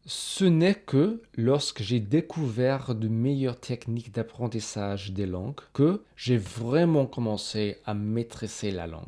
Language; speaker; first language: French; non-native, fluent; English